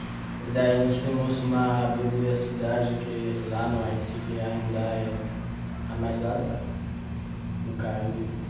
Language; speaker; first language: Portuguese; non-native, fluent; Haitian Creole